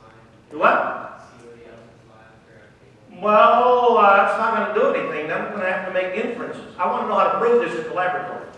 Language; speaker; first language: English; native; English